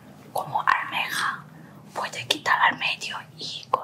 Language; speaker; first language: Spanish; non-native, learner; Korean